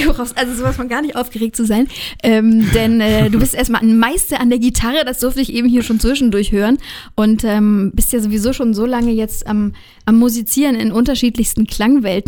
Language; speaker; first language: German; native; German